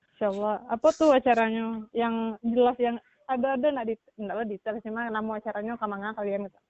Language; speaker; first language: Indonesian; non-native, local second language; Minangkabau